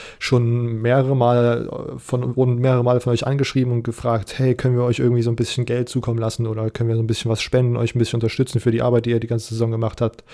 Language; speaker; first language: German; native; German